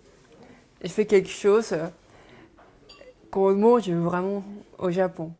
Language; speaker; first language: French; non-native, fluent; Japanese